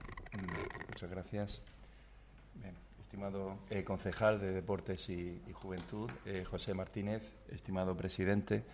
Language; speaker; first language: Spanish; native; Spanish